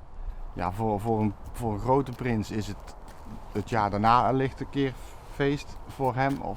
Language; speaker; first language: Dutch; native; Dutch